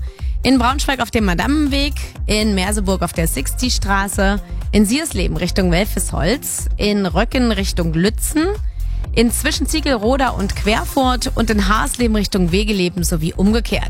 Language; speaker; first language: German; native; German